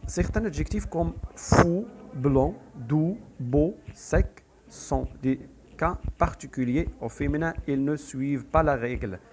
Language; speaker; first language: French; non-native, local second language; Arabic